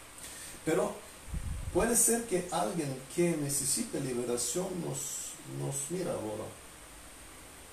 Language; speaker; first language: Spanish; non-native, fluent; Bulgarian